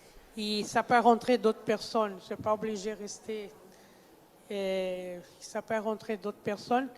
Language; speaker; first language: French; non-native, fluent; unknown